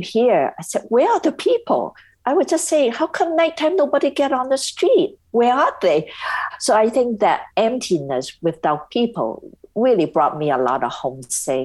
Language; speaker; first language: English; non-native, local second language; Cantonese